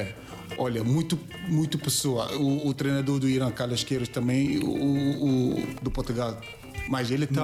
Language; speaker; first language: Portuguese; non-native, learner; Yoruba